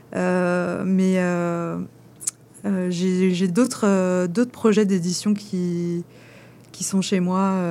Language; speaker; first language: French; native; French